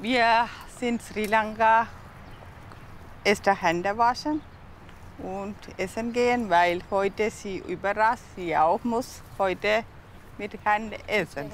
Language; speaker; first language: German; non-native, learner; Sinhala